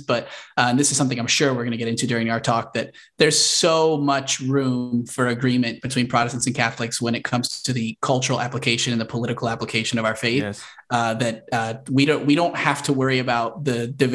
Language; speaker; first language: English; native; English